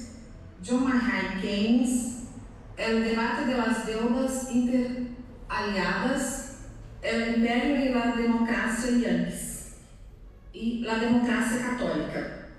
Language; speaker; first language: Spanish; non-native, learner; Portuguese